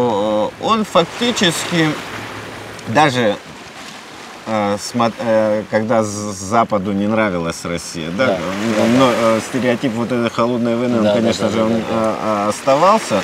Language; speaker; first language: Russian; non-native, local second language; Abkhazian